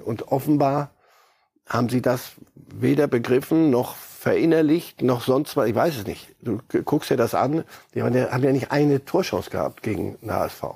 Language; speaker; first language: German; native; German